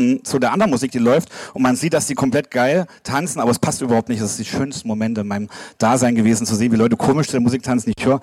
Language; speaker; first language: German; native; German